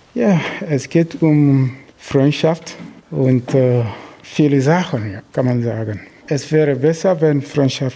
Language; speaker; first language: German; non-native, learner; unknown